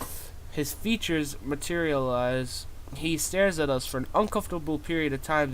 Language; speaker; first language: English; native; English